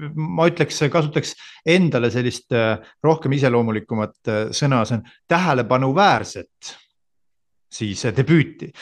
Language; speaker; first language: Estonian; native; Estonian